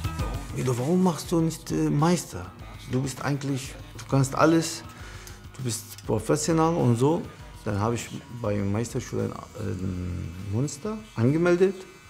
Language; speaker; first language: German; non-native, learner; Arabic